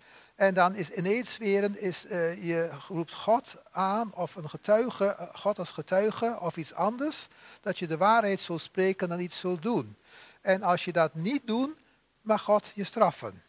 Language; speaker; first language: Dutch; native; Dutch